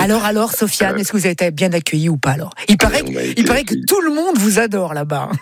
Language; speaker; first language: French; native; French